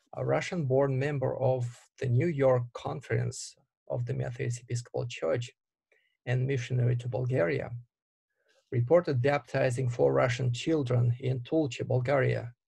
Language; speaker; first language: English; non-native, fluent; Russian